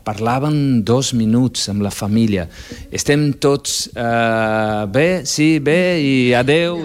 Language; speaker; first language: Catalan; non-native, fluent; Portuguese